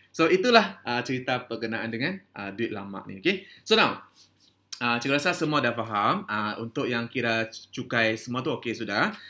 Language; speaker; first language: Malay; non-native, local second language; Chinese